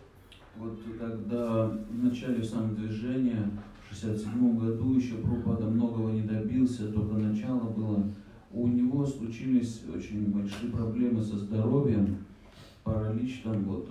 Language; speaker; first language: Russian; native; Russian